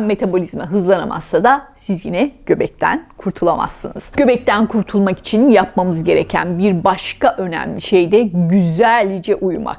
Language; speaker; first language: Turkish; native; Turkish